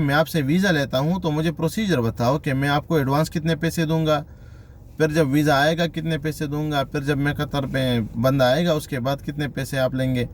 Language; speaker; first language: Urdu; non-native, local second language; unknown